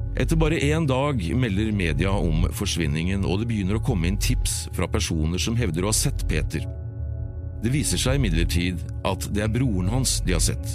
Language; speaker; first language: Norwegian; native; Norwegian